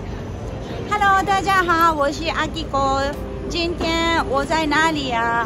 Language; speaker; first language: Chinese; non-native, learner; Japanese